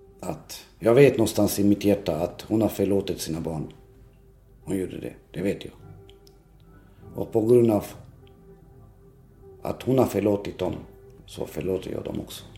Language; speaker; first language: Swedish; non-native, local second language; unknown